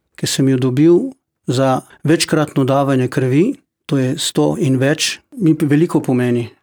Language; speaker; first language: Slovenian; non-native, fluent; Croatian